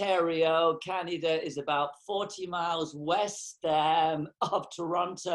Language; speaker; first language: English; native; English